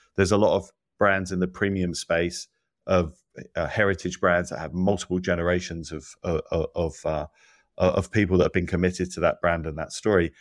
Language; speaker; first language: English; native; English